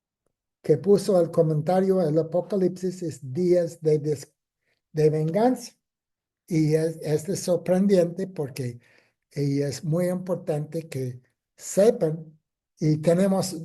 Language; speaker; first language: Spanish; non-native, fluent; English